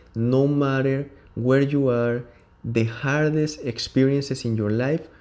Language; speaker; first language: English; non-native, learner; Spanish